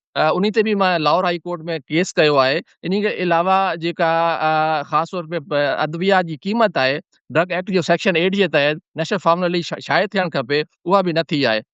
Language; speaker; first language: Sindhi; non-native, local second language; Urdu